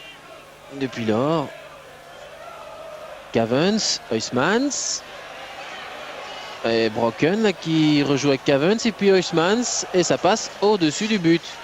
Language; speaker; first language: French; native; French